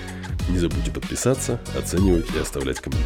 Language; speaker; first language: Russian; native; Russian